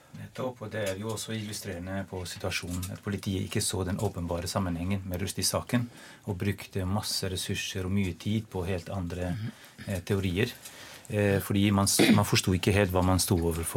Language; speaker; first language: Norwegian; non-native, fluent; Albanian